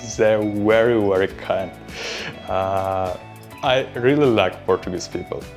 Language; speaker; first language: English; non-native, learner; Russian